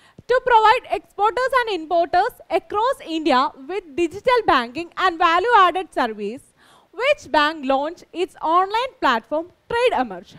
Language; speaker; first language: English; non-native, local second language; Malayalam